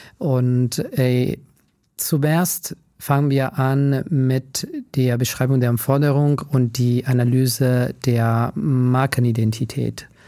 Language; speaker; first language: German; non-native, fluent; Italian